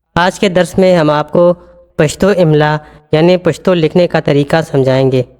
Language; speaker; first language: Urdu; non-native, local second language; Pashto